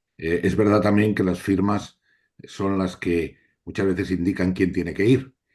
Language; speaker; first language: Spanish; native; Spanish